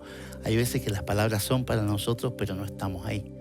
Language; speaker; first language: Spanish; native; Spanish